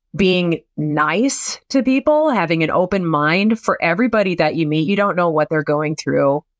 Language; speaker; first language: English; native; English